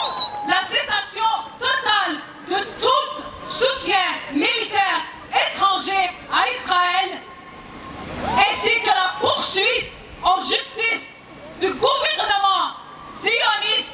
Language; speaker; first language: French; native; French